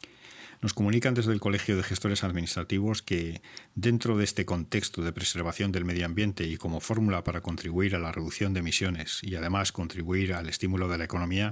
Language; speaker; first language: Spanish; native; Spanish